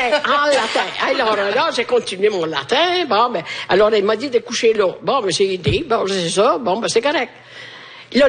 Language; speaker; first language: French; non-native, fluent; Italian